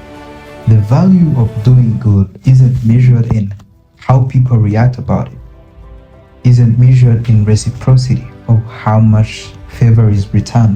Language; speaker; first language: English; non-native, local second language; Kinyarwanda